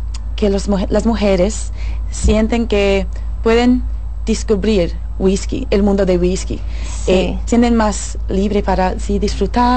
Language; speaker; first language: Spanish; non-native, fluent; English